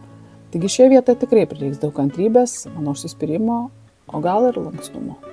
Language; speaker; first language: Lithuanian; native; Lithuanian